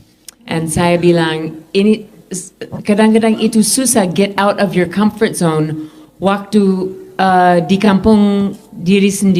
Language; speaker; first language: Indonesian; non-native, fluent; English